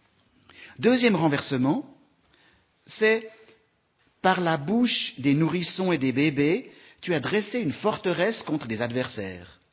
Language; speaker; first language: French; native; French